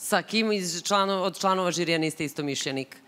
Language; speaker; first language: Serbian; native; Serbian